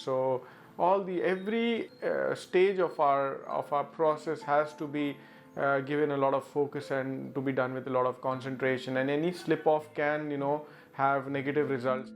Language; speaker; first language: English; non-native, local second language; Hindi